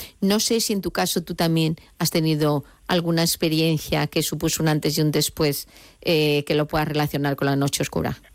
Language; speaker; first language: Spanish; native; Spanish